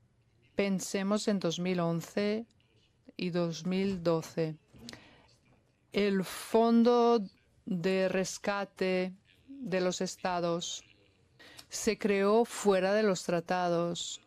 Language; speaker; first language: Spanish; non-native, fluent; Italian